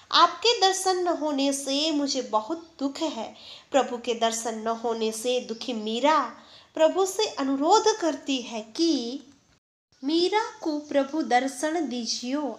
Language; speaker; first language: Hindi; non-native, local second language; Gujarati